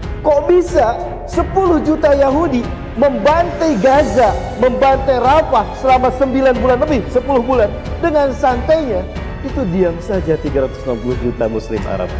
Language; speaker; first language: Indonesian; native; Indonesian